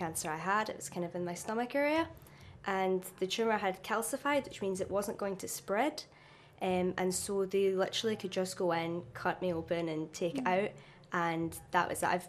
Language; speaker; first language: English; native; English